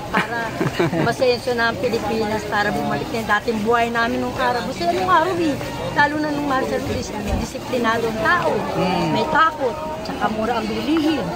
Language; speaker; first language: Filipino; native; Filipino